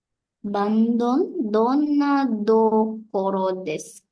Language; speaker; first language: Japanese; non-native, learner; Indonesian